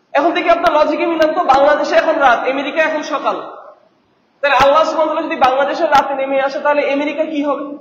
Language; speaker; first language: Bangla; native; Bangla